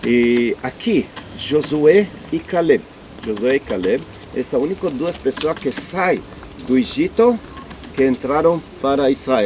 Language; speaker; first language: Portuguese; non-native, learner; Hebrew